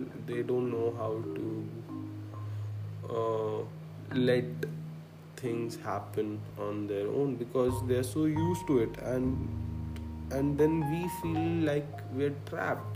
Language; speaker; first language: English; non-native, local second language; Hindi